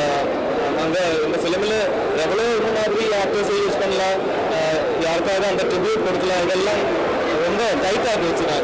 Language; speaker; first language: Tamil; non-native, learner; Malayalam